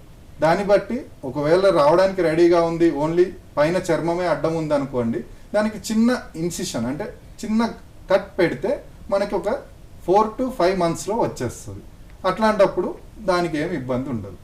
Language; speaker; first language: Telugu; native; Telugu